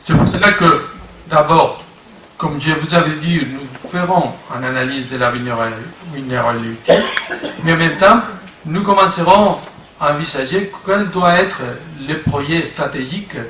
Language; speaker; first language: French; non-native, learner; Spanish